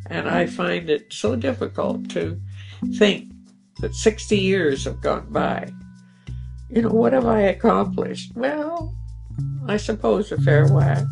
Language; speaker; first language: English; native; English